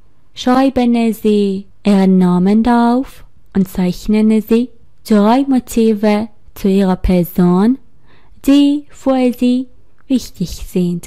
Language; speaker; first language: German; non-native, fluent; Persian